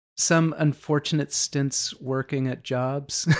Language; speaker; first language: English; native; English